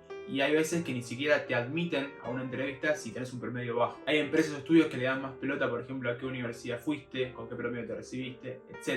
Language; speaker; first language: Spanish; native; Spanish